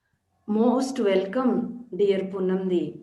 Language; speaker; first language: Hindi; native; Hindi